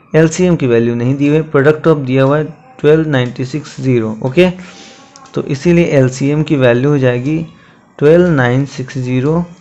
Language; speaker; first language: Hindi; native; Hindi